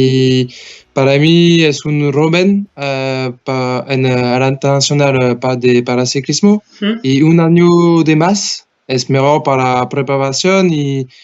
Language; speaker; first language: Spanish; non-native, learner; French